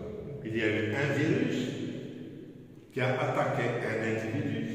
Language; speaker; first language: French; non-native, local second language; Arabic